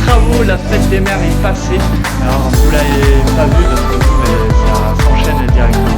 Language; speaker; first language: French; native; French